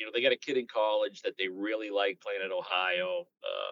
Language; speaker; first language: English; native; English